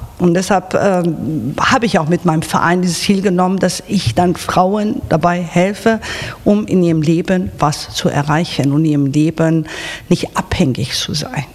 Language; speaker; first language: German; non-native, fluent; Persian